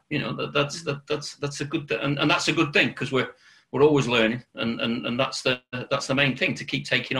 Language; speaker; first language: English; native; English